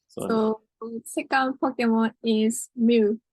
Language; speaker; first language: English; non-native, learner; Japanese